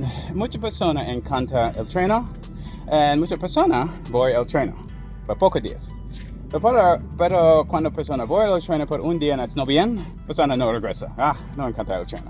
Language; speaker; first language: Spanish; non-native, learner; English